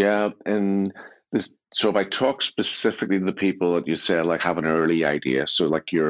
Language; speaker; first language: English; native; English